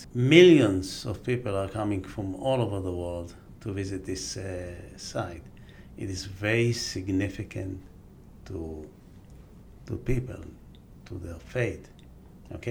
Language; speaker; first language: English; non-native, fluent; Aramaic